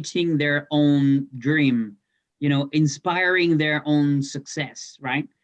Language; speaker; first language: English; non-native, fluent; French